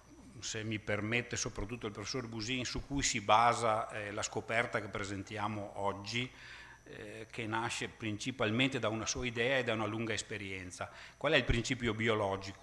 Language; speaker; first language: Italian; native; Italian